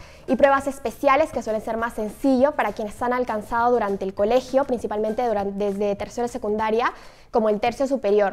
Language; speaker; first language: Spanish; native; Spanish